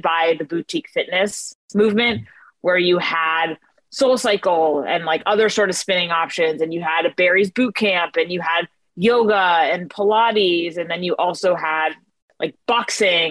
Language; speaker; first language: English; native; English